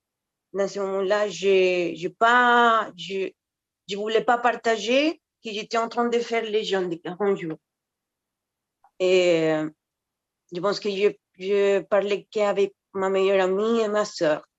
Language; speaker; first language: French; non-native, fluent; Spanish